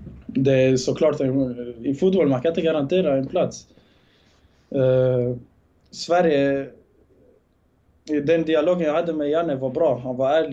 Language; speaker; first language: Swedish; early bilingual, other home language; Bosnian